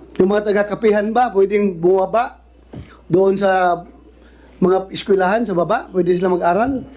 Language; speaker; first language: Filipino; non-native, local second language; Cebuano